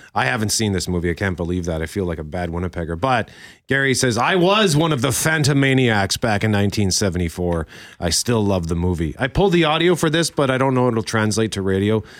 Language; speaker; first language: English; native; English